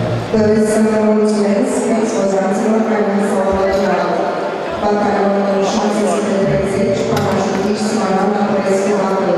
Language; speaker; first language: Romanian; native; Romanian